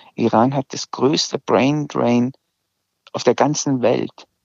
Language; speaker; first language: German; early bilingual, other home language; Azerbaijani